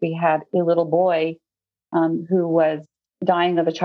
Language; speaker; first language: English; native; English